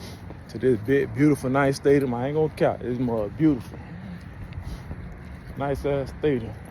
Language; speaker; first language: English; native; English